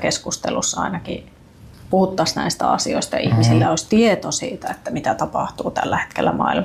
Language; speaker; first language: Finnish; native; Finnish